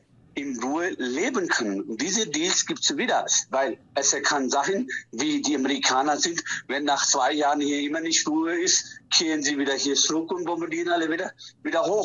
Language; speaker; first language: German; non-native, fluent; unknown